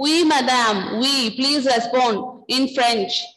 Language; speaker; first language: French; non-native, fluent; Malayalam